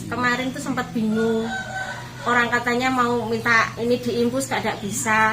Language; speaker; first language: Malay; non-native, local second language; Javanese